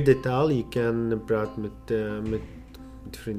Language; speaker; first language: Dutch; non-native, learner; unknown